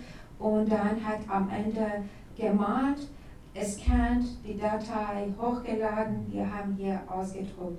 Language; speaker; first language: German; non-native, learner; Persian